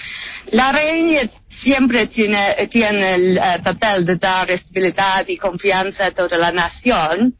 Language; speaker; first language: Spanish; non-native, fluent; English